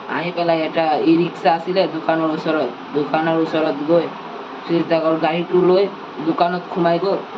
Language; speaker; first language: Assamese; native; Assamese